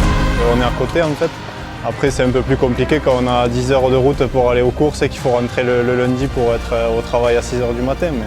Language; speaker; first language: French; native; French